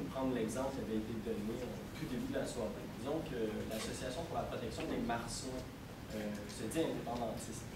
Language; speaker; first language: French; native; French